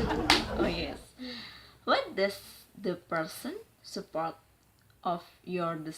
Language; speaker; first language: English; non-native, learner; Indonesian